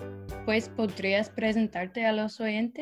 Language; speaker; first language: Spanish; non-native, fluent; English